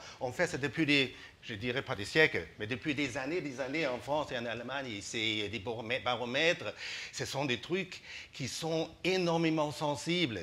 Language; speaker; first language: French; non-native, fluent; German